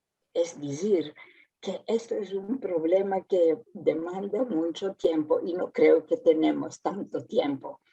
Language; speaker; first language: Spanish; early bilingual, heritage; Spanish